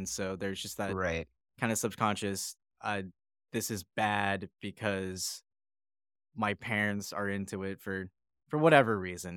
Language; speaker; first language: English; native; English